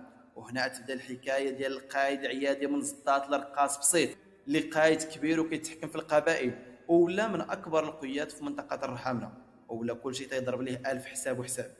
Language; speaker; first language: Arabic; native; Arabic